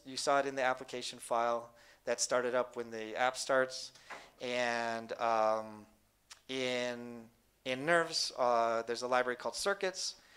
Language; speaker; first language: English; native; English